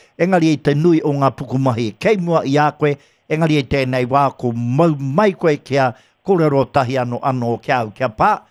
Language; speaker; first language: Māori; native; Māori